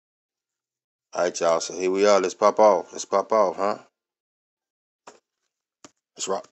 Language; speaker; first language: English; native; English